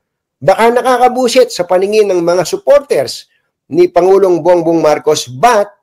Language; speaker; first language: Filipino; native; Filipino